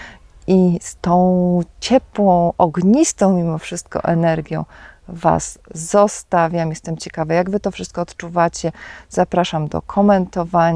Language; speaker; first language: Polish; native; Polish